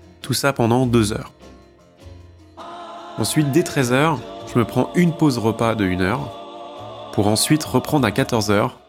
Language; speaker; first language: French; native; French